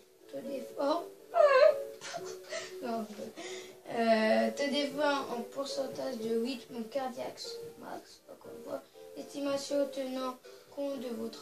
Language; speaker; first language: French; native; French